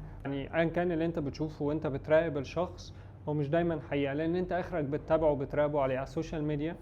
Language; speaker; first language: Arabic; native; Arabic